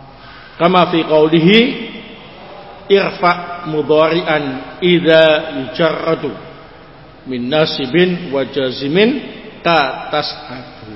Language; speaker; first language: Arabic; non-native, learner; Indonesian